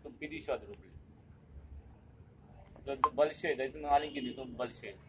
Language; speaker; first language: Russian; non-native, learner; Konkani